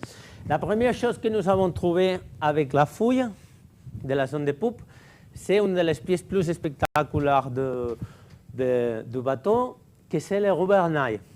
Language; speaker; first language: French; non-native, fluent; Catalan